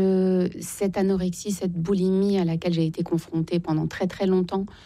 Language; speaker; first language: French; native; French